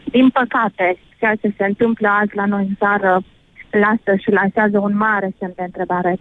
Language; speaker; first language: Romanian; native; Romanian